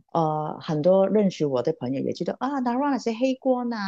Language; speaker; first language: Chinese; non-native, local second language; Cantonese